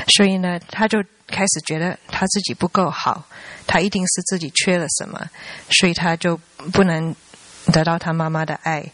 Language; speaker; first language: Chinese; early bilingual, heritage; Chinese